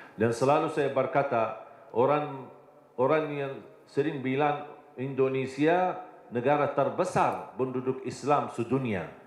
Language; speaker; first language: Indonesian; non-native, fluent; Arabic